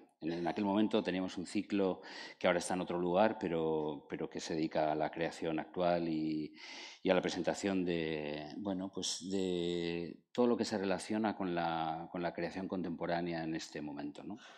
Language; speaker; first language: Spanish; native; Spanish